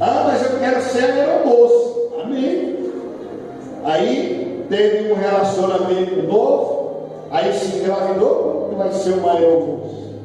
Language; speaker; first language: Portuguese; native; Portuguese